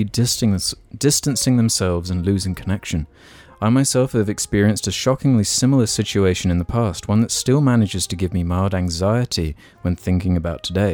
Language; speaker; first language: English; native; English